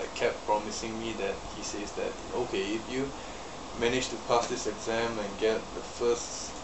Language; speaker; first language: English; non-native, local second language; Chinese